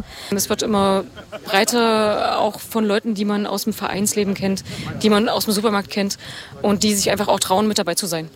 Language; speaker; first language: German; native; German